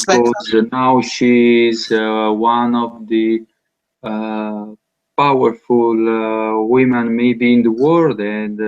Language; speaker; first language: English; non-native, learner; Italian